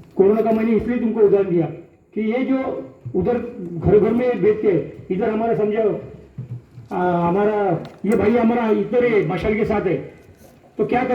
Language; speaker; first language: Hindi; non-native, local second language; Marathi